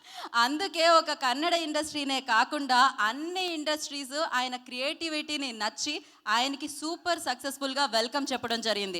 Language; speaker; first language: Telugu; native; Telugu